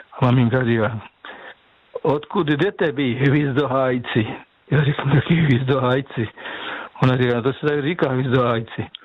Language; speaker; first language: Czech; native; Czech